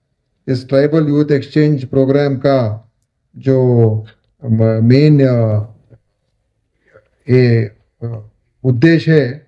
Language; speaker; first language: Hindi; non-native, local second language; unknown